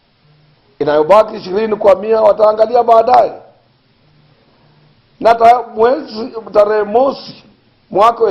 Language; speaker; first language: Swahili; non-native, local second language; Luyia